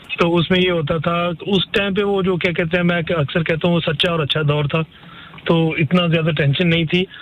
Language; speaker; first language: Hindi; early bilingual, heritage; Urdu